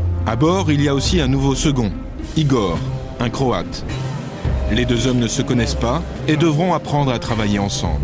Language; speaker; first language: French; native; French